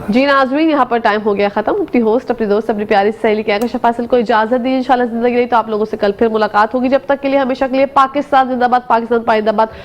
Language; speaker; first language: Urdu; native; Urdu